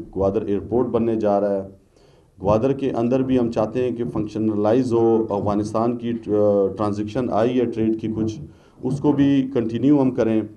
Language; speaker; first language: Urdu; non-native, local second language; Pashto